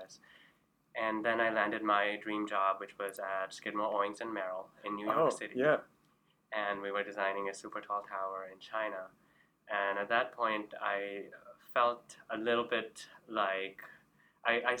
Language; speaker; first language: English; non-native, local second language; Urdu